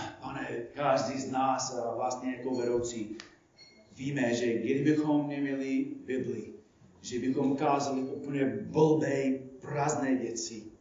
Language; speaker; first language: Czech; non-native, fluent; English